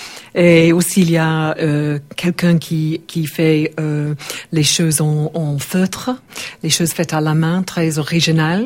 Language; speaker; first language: French; non-native, learner; English